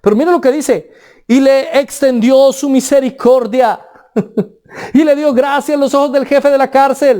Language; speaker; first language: Spanish; native; Spanish